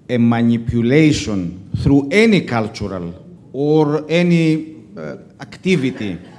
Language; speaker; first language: English; non-native, fluent; Greek